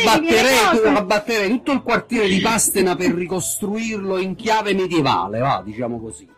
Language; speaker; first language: Italian; native; Italian